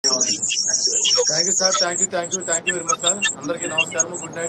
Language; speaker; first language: Telugu; native; Telugu